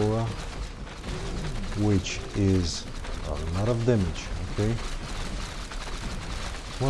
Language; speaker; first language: English; non-native, fluent; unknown